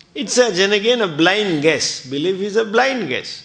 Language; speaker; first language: English; non-native, local second language; Gujarati